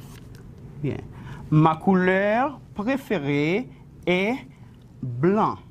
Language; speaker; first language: French; non-native, fluent; Spanish